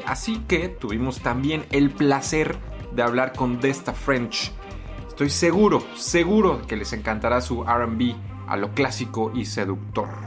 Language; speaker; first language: Spanish; native; Spanish